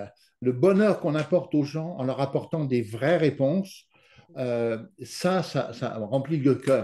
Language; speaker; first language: French; native; French